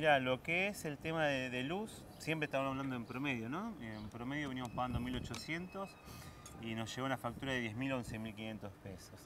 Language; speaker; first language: Spanish; native; Spanish